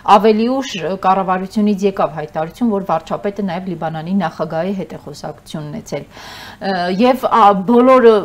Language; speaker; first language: Armenian; native; Armenian